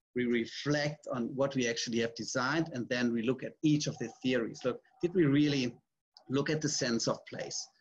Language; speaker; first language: English; non-native, fluent; German